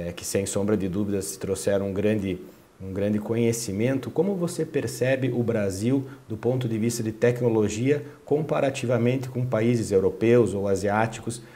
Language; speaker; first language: Portuguese; native; Portuguese